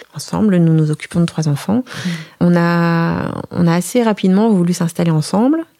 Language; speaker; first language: French; native; French